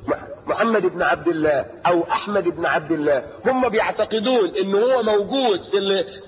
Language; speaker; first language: Arabic; native; Arabic